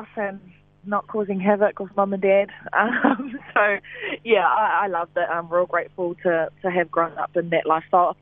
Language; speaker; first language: English; native; English